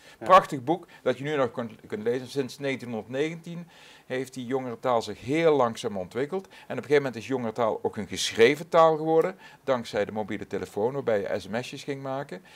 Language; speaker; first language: Dutch; native; Dutch